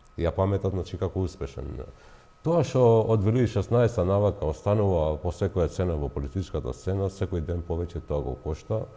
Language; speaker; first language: Macedonian; non-native, local second language; Albanian